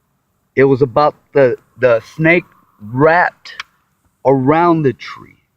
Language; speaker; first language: English; native; English